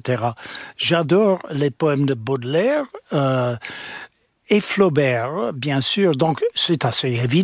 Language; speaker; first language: French; non-native, fluent; English